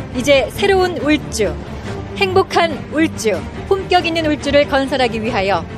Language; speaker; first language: Korean; native; Korean